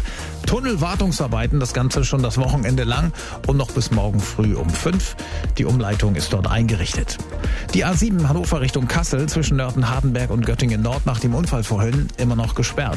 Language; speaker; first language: German; native; German